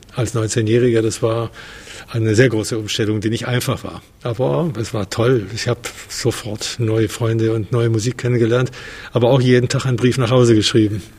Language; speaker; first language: German; non-native, fluent; Spanish